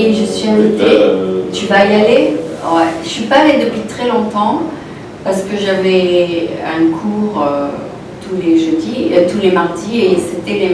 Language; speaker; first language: French; non-native, local second language; Arabic